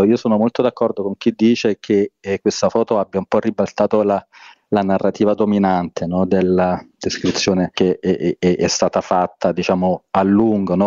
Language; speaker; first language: Italian; native; Italian